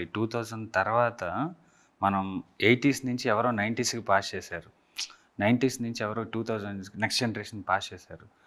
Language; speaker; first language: Telugu; native; Telugu